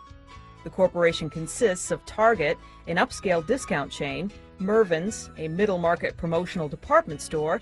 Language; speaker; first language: English; native; English